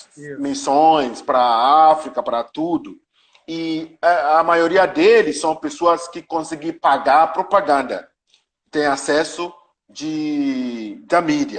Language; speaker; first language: Portuguese; non-native, learner; Yoruba